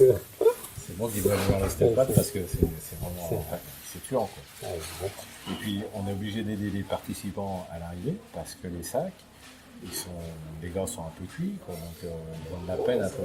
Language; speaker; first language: French; native; French